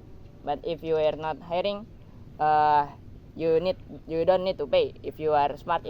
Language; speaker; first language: English; non-native, learner; Indonesian